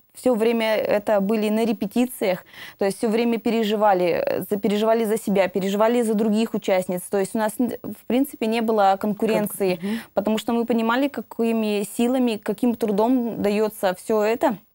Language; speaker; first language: Russian; native; Russian